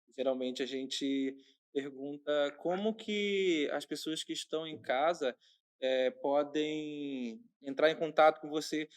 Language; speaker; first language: Portuguese; native; Portuguese